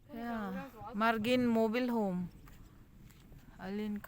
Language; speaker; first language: Dutch; non-native, learner; Cebuano